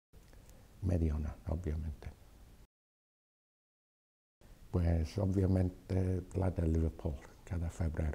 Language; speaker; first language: Spanish; non-native, fluent; English